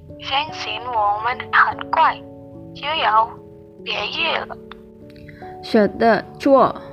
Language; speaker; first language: Chinese; non-native, learner; Indonesian